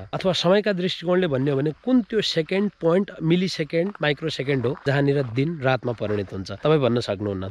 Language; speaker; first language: Nepali; non-native, local second language; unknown